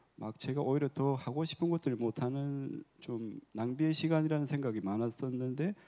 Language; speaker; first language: Korean; native; Korean